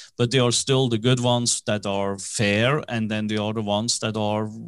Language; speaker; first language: English; non-native, fluent; German